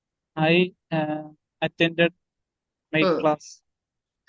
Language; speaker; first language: English; non-native, learner; Malayalam